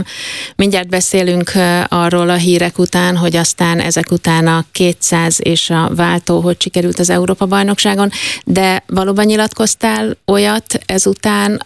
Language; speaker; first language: Hungarian; native; Hungarian